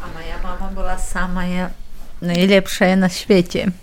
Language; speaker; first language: Polish; non-native, learner; Chechen